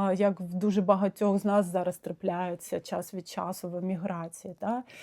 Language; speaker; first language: Ukrainian; non-native, local second language; Russian